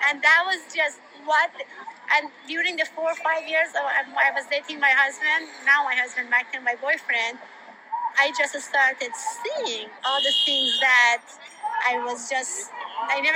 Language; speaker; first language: English; non-native, fluent; Persian